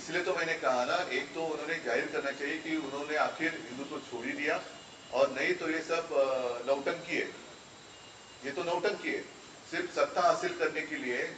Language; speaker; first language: Hindi; non-native, local second language; Marathi